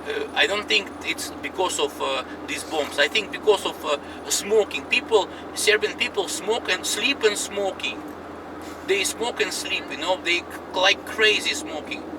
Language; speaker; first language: English; non-native, fluent; Russian